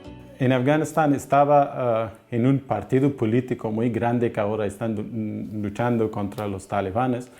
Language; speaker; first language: Spanish; non-native, learner; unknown